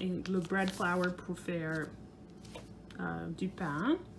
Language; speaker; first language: French; non-native, fluent; English